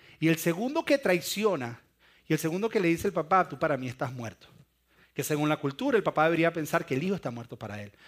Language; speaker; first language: Spanish; native; Spanish